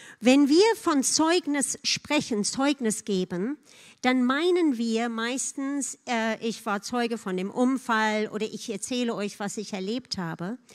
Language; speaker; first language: German; non-native, fluent; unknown